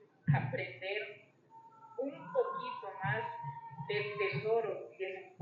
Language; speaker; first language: Spanish; native; Spanish